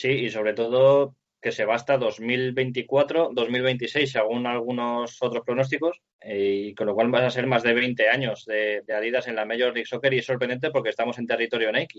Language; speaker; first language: Spanish; native; Spanish